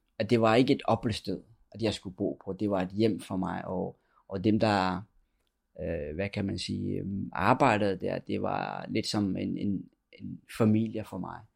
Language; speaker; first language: Danish; early bilingual, other home language; Persian